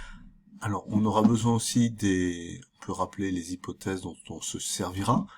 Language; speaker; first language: French; native; French